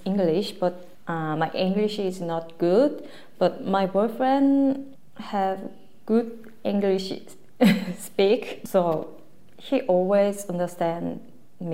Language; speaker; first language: English; non-native, learner; Korean